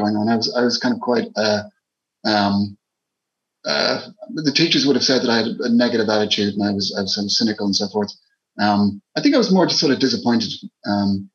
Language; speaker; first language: English; native; English